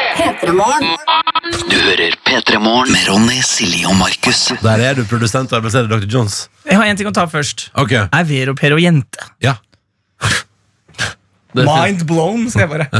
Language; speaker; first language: Norwegian; native; Norwegian